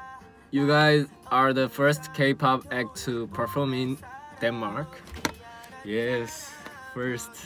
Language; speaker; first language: English; non-native, learner; Korean